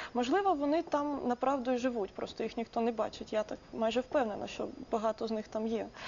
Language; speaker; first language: Ukrainian; native; Ukrainian